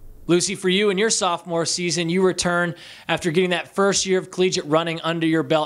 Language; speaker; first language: English; native; English